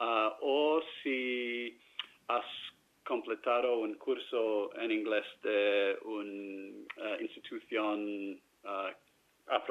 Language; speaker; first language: Spanish; non-native, fluent; English